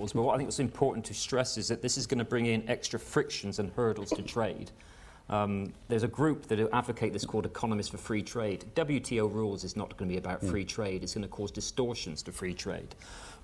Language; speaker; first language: English; native; English